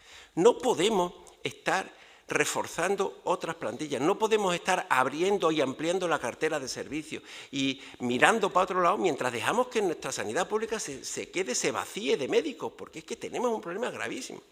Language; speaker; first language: Spanish; native; Spanish